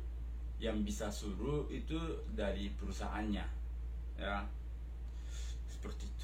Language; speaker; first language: Indonesian; non-native, fluent; Japanese